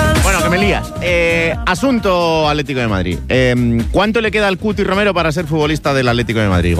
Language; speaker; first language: Spanish; native; Spanish